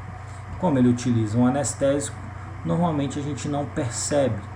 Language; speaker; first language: Portuguese; native; Portuguese